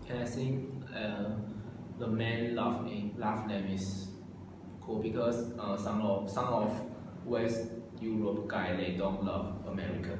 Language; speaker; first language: English; non-native, learner; Chinese